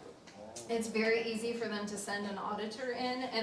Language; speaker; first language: English; native; English